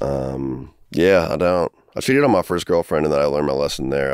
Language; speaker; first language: English; native; English